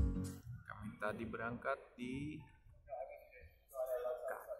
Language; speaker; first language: Indonesian; non-native, learner; Dutch